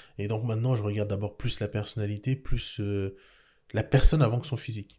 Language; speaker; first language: French; early bilingual, other home language; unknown